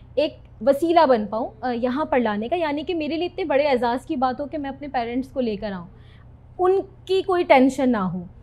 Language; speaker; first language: Urdu; native; Urdu